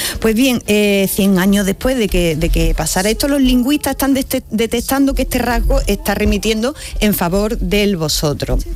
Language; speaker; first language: Spanish; native; Spanish